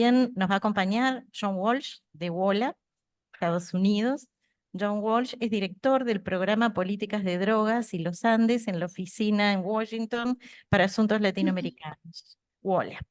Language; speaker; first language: Spanish; native; Spanish